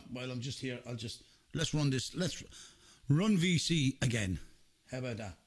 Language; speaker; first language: English; native; English